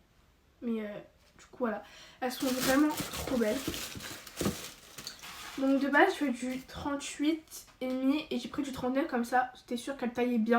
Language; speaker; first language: French; native; French